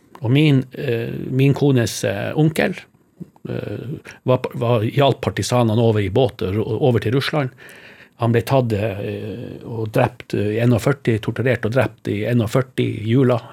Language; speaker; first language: Norwegian; native; Norwegian